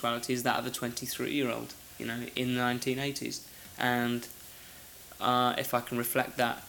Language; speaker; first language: English; native; English